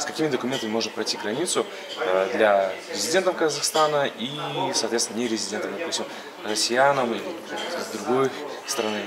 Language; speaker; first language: Russian; native; Russian